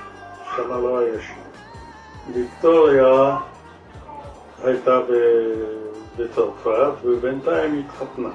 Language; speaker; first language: Hebrew; non-native, fluent; Arabic